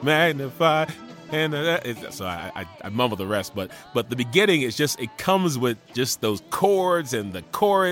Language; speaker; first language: English; native; English